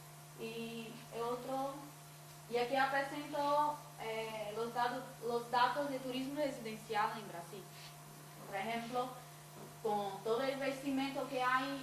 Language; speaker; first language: Spanish; non-native, fluent; Portuguese